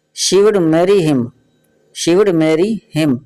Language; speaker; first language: English; non-native, local second language; Urdu